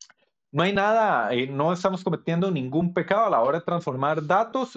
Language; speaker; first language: Spanish; native; Spanish